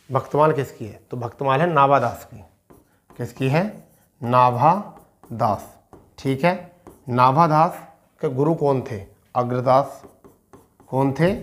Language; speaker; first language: Hindi; native; Hindi